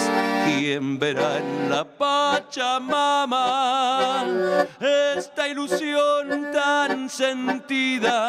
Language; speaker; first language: Spanish; native; Spanish